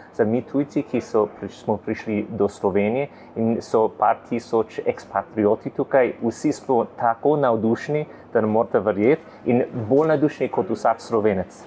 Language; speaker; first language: Slovenian; non-native, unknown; English